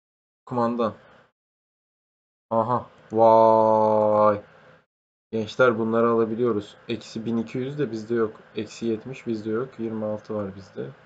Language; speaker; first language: Turkish; native; Turkish